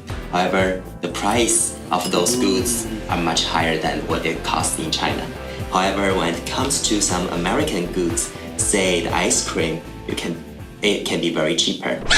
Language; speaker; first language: English; non-native, fluent; Chinese